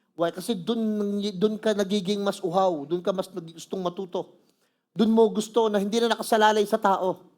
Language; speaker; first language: Filipino; native; Filipino